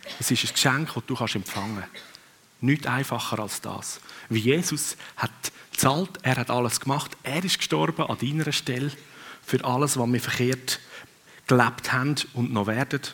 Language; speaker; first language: German; non-native, fluent; Swiss German